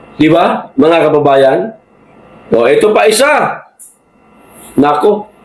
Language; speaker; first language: Filipino; non-native, local second language; Cebuano